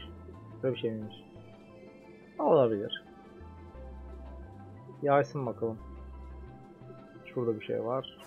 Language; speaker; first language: Turkish; native; Turkish